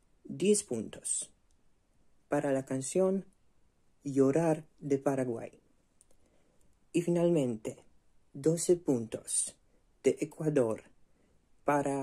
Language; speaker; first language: Spanish; non-native, learner; Polish